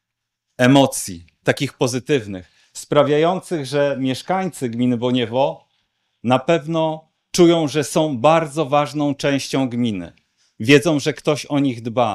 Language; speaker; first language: Polish; native; Polish